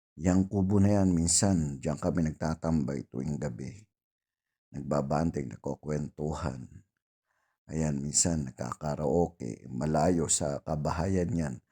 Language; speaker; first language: Filipino; native; Filipino